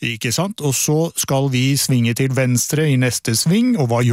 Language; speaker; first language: Norwegian; native; Norwegian